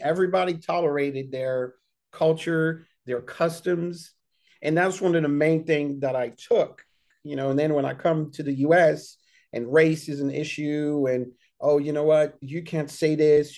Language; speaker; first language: English; early bilingual, other home language; French